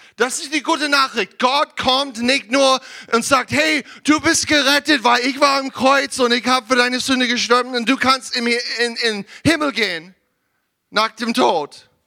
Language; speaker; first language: German; non-native, learner; English